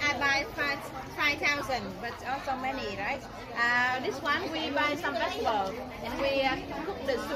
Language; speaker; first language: English; non-native, learner; Vietnamese